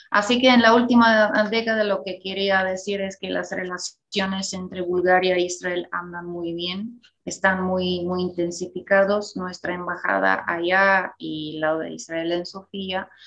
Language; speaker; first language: Spanish; non-native, fluent; Bulgarian